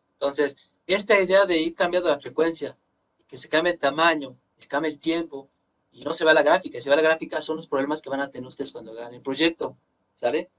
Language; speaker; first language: Spanish; native; Spanish